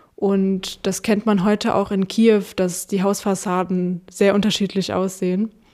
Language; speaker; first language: German; early bilingual, other home language; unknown